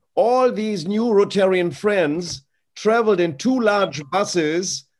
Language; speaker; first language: English; non-native, fluent; German